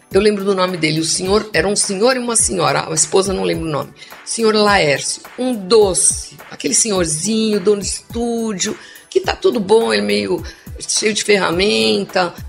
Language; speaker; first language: Portuguese; non-native, local second language; English